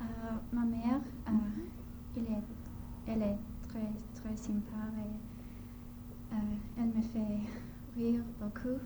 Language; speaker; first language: French; non-native, learner; English